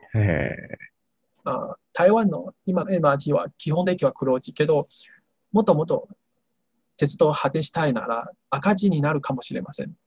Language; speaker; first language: Japanese; non-native, fluent; Chinese